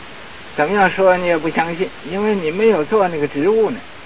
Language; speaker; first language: Chinese; native; Chinese